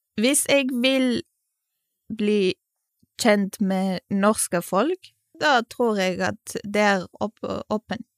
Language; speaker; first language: Norwegian; non-native, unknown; Kurdish